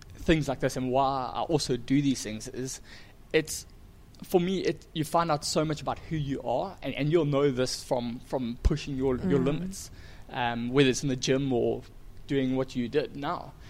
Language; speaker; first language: English; native; English